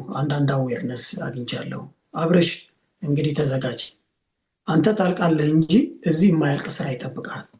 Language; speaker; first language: Amharic; native; Amharic